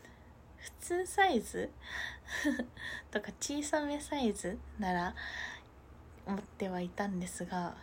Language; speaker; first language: Japanese; native; Japanese